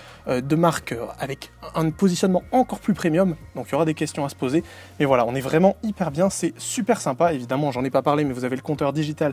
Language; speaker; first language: French; native; French